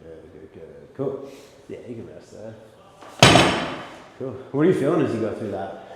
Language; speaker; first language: English; native; English